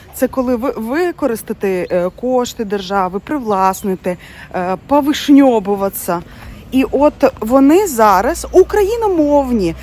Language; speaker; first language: Ukrainian; non-native, local second language; Russian